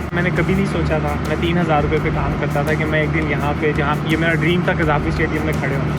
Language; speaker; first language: Urdu; non-native, local second language; Punjabi